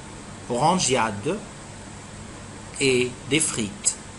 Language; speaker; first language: French; non-native, fluent; Arabic